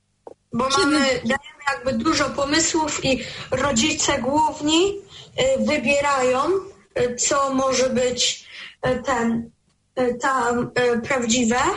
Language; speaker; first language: Polish; early bilingual, heritage; Polish